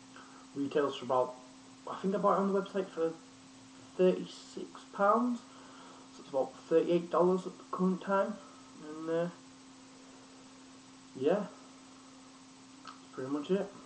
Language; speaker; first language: English; native; English